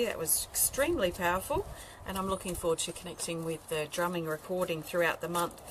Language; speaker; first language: English; native; English